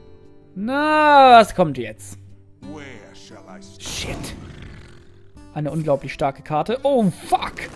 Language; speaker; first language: German; native; German